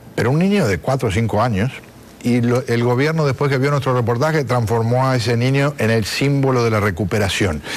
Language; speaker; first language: Spanish; native; Spanish